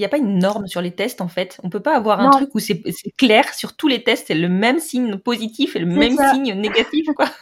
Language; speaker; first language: French; native; French